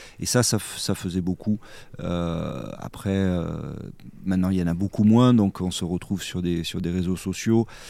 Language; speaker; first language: French; native; French